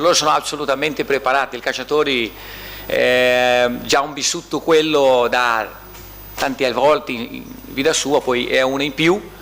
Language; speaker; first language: Italian; non-native, fluent; Portuguese